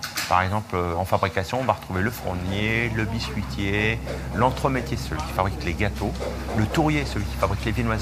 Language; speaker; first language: French; native; French